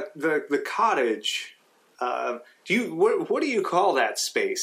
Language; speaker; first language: English; native; English